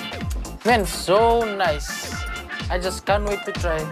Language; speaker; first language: English; non-native, local second language; Fijian